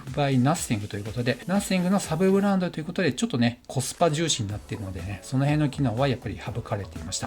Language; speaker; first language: Japanese; native; Japanese